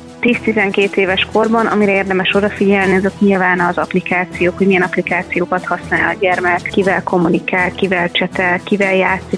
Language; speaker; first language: Hungarian; native; Hungarian